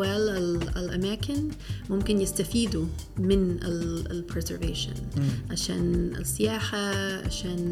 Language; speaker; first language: Arabic; non-native, fluent; English